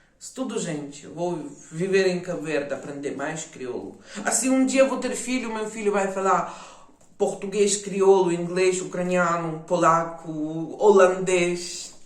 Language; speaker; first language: Portuguese; non-native, local second language; Ukrainian